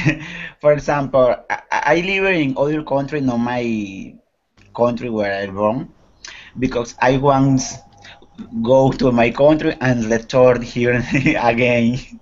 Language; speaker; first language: English; non-native, learner; Spanish